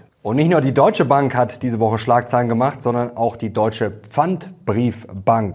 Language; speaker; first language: German; native; German